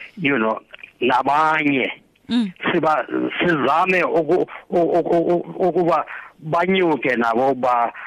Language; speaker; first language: Zulu; non-native, local second language; Xhosa